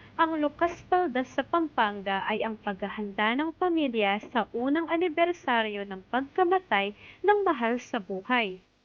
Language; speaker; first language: Filipino; native; Filipino